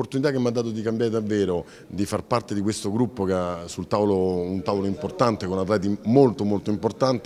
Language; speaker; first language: Italian; native; Italian